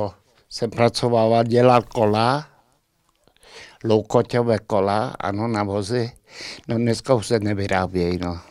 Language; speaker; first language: Czech; early bilingual, heritage; Czech